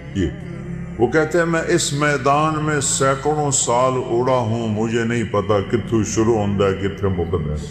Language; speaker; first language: Urdu; non-native, local second language; Punjabi